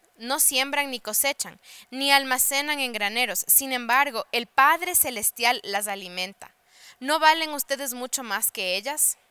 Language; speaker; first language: Spanish; early bilingual, heritage; Spanish